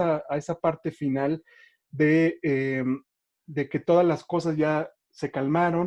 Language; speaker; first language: Spanish; native; Spanish